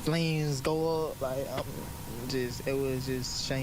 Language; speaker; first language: English; native; English